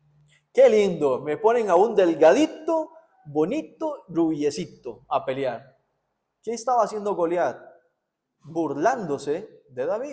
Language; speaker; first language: Spanish; native; Spanish